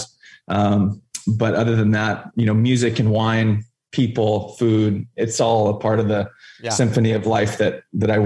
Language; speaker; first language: English; native; English